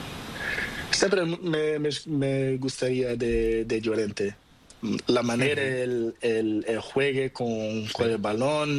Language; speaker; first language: Spanish; non-native, learner; Portuguese